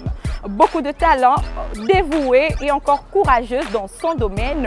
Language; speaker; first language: French; non-native, local second language; Lingala